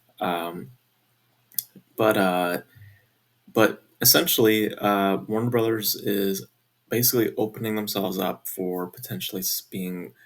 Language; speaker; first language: English; native; English